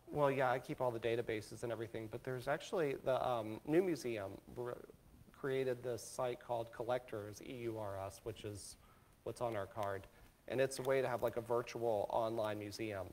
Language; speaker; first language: English; native; English